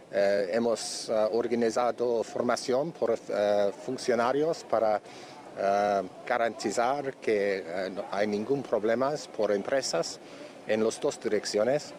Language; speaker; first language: Spanish; non-native, fluent; English